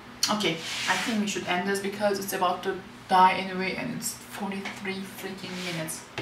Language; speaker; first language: English; non-native, fluent; Turkish